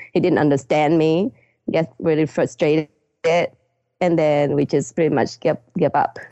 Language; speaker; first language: English; non-native, fluent; Vietnamese